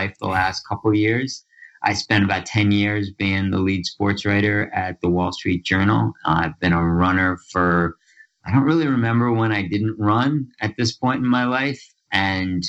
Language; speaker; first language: English; native; English